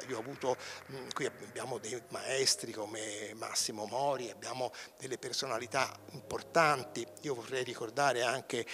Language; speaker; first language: Italian; native; Italian